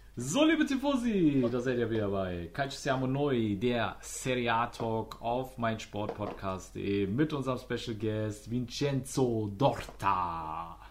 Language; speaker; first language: German; native; German